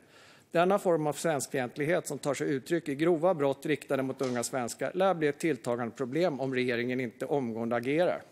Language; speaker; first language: Swedish; native; Swedish